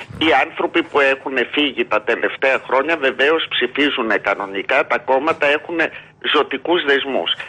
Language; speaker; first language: Greek; native; Greek